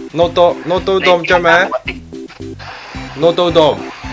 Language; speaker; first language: Thai; non-native, learner; Japanese